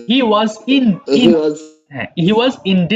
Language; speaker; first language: English; non-native, fluent; Bangla